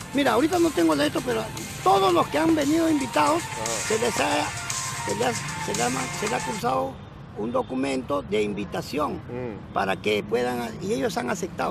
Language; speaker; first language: Spanish; native; Spanish